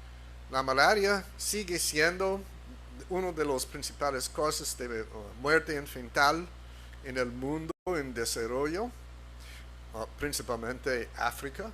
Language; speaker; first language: Spanish; non-native, fluent; English